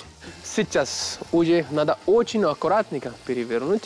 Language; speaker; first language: Russian; non-native, learner; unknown